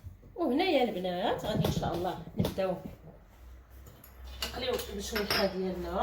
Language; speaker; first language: Arabic; native; Arabic